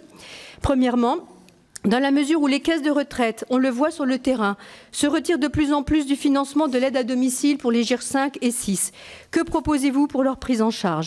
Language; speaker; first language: French; native; French